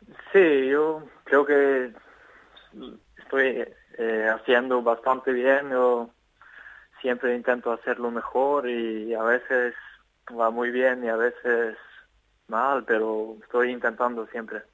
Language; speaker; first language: Spanish; non-native, fluent; Swedish